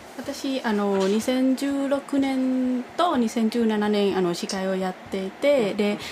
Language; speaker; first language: Japanese; non-native, fluent; Thai